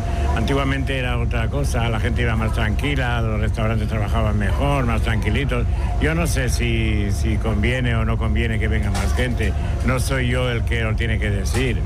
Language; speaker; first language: Spanish; native; Spanish